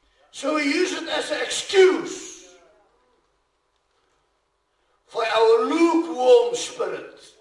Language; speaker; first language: English; non-native, local second language; Afrikaans